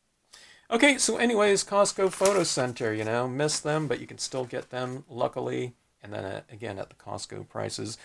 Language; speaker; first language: English; native; English